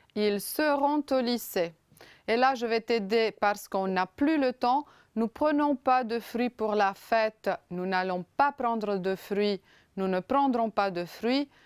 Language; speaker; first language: French; non-native, fluent; Romanian